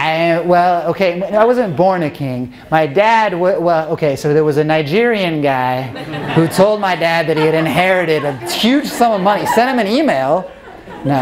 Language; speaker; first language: English; native; English